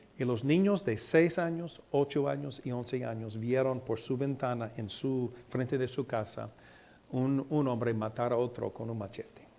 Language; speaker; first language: Spanish; non-native, fluent; English